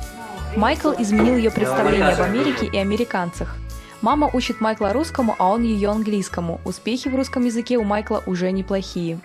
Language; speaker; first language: Russian; native; Russian